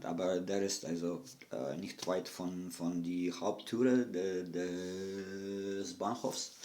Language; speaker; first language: German; non-native, fluent; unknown